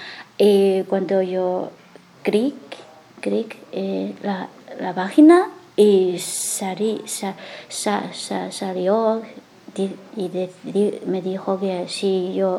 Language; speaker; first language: Spanish; non-native, learner; Chinese